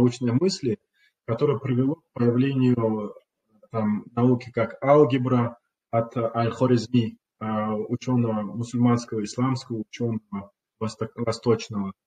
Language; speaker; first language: Russian; non-native, local second language; Kumyk